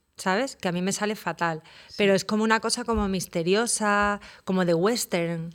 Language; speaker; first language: Spanish; native; Spanish